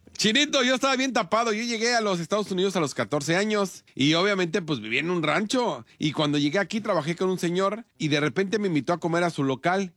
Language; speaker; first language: Spanish; native; Spanish